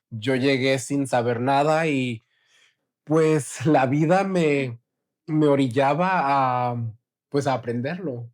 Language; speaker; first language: Spanish; native; Spanish